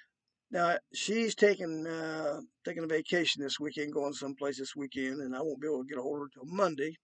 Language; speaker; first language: English; native; English